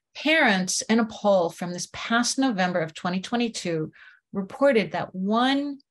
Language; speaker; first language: English; native; English